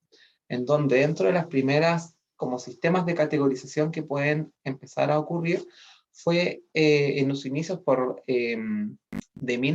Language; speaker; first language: Spanish; native; Spanish